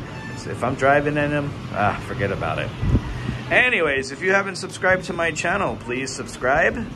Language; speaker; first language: English; native; English